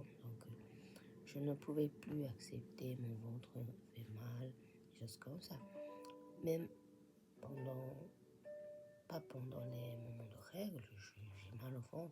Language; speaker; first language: French; non-native, fluent; Japanese